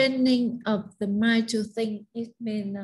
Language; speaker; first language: English; non-native, learner; Vietnamese